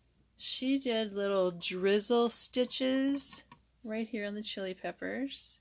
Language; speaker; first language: English; native; English